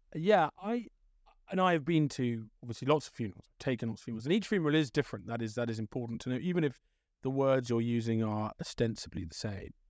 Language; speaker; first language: English; native; English